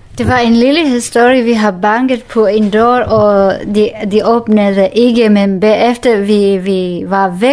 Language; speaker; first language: Danish; non-native, learner; Kurdish